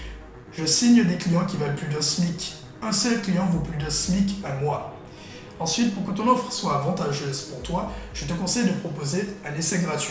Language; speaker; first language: French; native; French